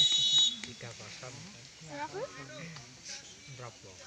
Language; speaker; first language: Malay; non-native, local second language; Javanese